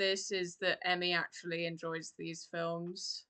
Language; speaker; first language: English; native; English